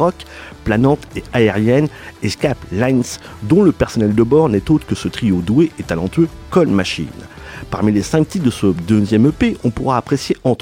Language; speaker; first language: French; native; French